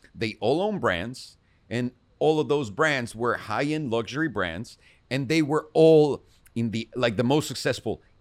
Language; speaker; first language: English; non-native, fluent; Spanish